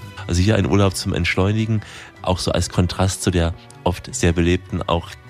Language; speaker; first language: German; native; German